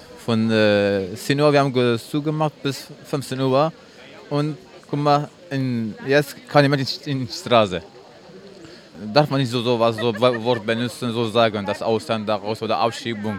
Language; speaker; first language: German; non-native, learner; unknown